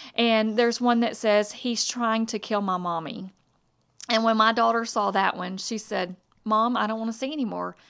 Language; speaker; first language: English; native; English